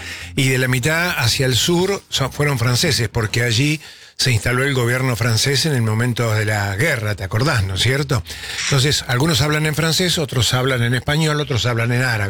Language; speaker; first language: Spanish; native; Spanish